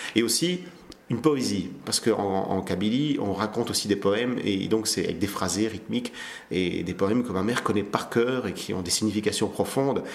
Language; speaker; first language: French; early bilingual, other home language; Kabyle